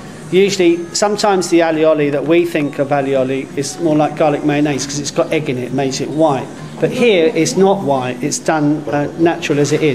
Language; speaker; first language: English; native; English